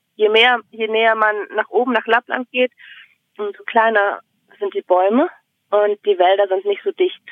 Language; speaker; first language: German; native; German